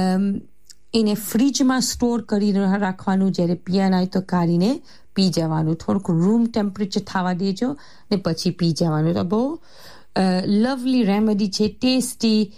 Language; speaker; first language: Gujarati; early bilingual, heritage; Gujarati